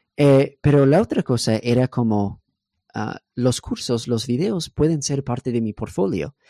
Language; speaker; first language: Spanish; non-native, fluent; English